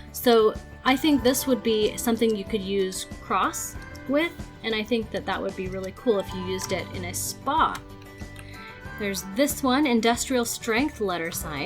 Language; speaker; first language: English; native; English